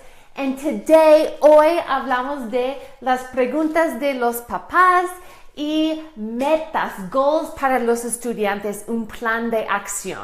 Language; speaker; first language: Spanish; non-native, fluent; English